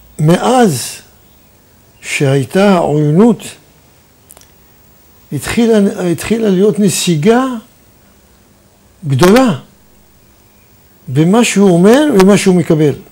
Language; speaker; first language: Hebrew; non-native, fluent; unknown